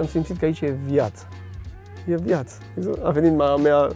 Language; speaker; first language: Romanian; non-native, fluent; French